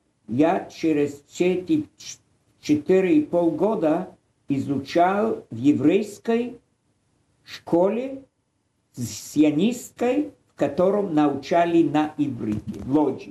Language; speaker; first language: Russian; non-native, fluent; Polish